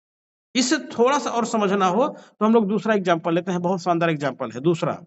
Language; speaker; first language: Hindi; native; Hindi